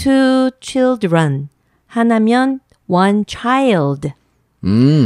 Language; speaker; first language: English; non-native, local second language; Korean